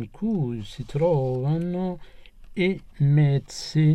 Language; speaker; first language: Italian; non-native, fluent; Persian